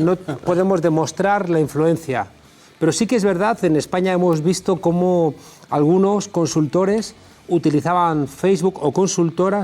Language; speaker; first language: Spanish; native; Spanish